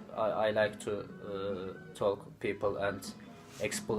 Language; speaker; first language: English; non-native, learner; Turkish